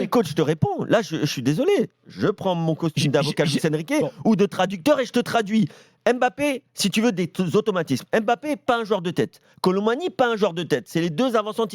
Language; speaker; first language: French; native; French